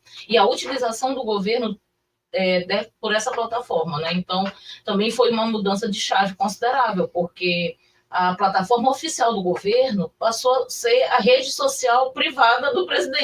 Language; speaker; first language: Portuguese; native; Portuguese